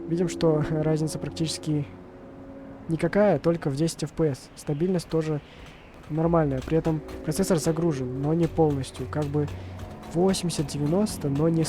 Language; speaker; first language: Russian; native; Russian